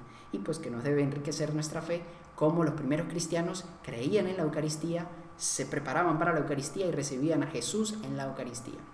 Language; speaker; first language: Spanish; native; Spanish